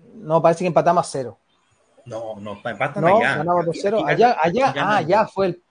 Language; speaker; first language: Spanish; native; Spanish